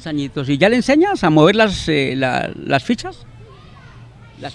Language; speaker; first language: Spanish; native; Spanish